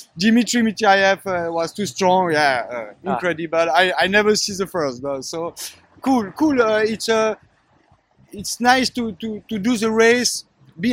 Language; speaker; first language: English; non-native, learner; French